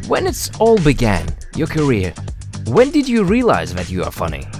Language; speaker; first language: English; non-native, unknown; Lithuanian